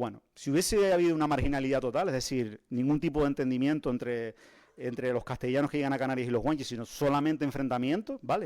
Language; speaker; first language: Spanish; native; Spanish